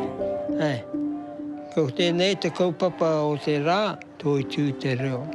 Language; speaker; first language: Māori; non-native, local second language; English